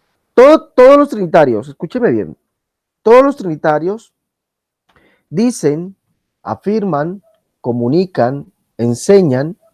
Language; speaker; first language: Spanish; native; Spanish